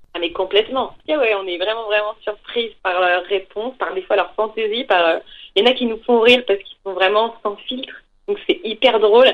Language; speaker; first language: French; native; French